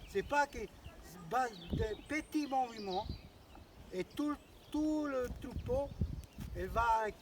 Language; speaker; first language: French; non-native, learner; Italian